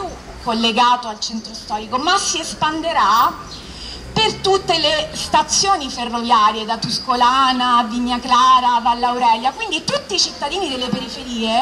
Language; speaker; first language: Italian; native; Italian